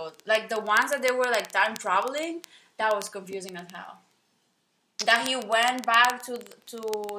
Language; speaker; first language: English; non-native, fluent; Spanish